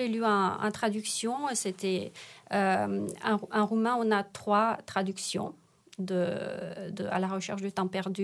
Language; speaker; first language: French; non-native, fluent; Romanian